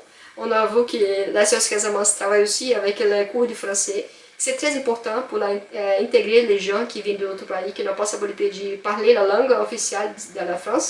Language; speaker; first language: French; non-native, fluent; Portuguese